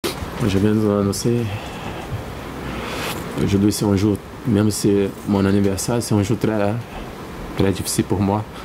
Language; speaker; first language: French; non-native, fluent; Portuguese